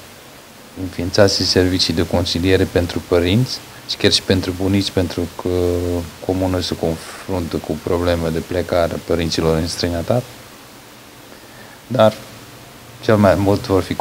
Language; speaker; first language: Romanian; non-native, fluent; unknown